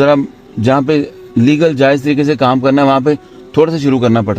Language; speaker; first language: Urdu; non-native, local second language; Punjabi